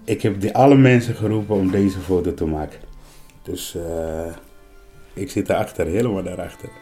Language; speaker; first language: Dutch; non-native, learner; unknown